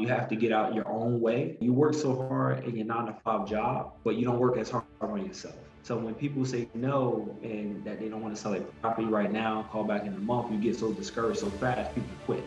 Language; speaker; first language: English; native; English